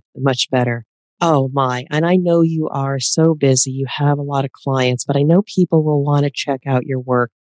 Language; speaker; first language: English; native; English